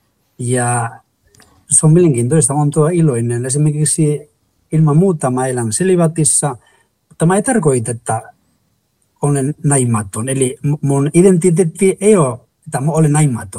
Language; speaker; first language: Finnish; non-native, fluent; Spanish